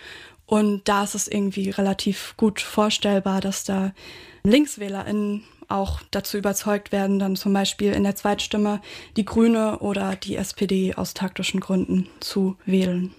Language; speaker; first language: German; native; German